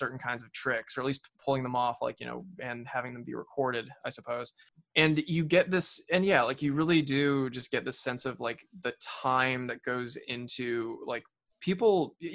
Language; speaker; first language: English; native; English